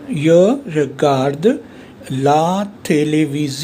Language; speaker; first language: French; non-native, fluent; Hindi